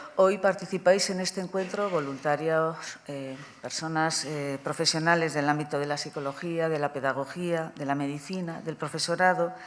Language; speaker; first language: Spanish; native; Spanish